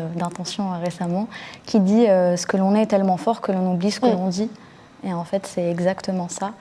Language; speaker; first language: French; early bilingual, other home language; Arabic